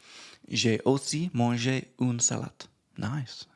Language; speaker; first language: French; non-native, learner; English